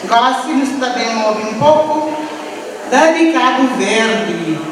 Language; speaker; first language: Portuguese; early bilingual, heritage; Portuguese